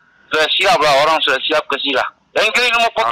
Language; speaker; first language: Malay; non-native, local second language; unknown